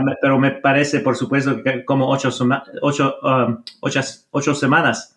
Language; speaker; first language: Spanish; non-native, fluent; English